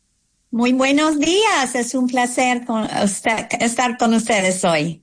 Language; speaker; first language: Spanish; non-native, fluent; English